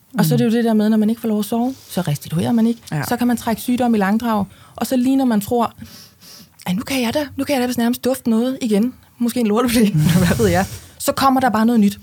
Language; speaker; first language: Danish; native; Danish